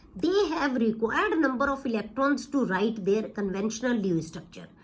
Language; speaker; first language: English; non-native, local second language; Punjabi